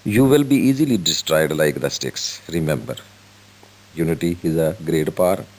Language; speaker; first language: English; non-native, local second language; Urdu